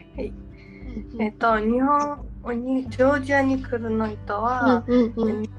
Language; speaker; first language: Japanese; non-native, learner; Georgian